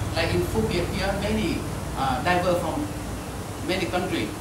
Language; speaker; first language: English; non-native, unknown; Vietnamese